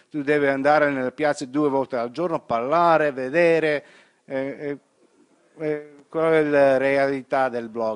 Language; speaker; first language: Italian; non-native, learner; English